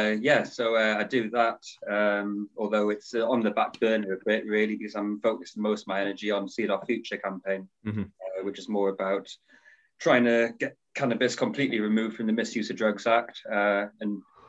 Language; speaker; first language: English; native; English